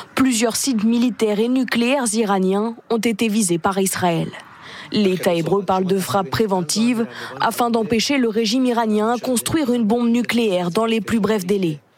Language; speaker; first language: French; native; French